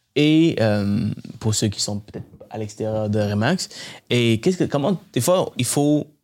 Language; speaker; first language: French; early bilingual, other home language; Tamil